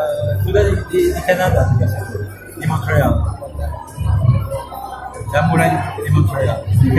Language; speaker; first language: Indonesian; non-native, fluent; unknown